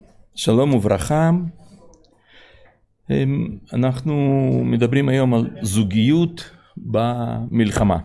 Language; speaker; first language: Hebrew; non-native, fluent; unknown